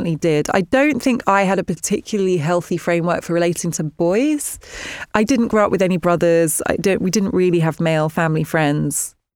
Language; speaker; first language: English; native; English